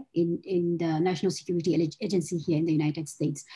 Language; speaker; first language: English; non-native, local second language; Hausa